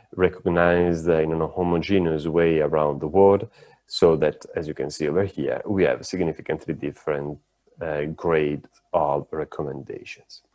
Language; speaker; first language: English; non-native, fluent; Italian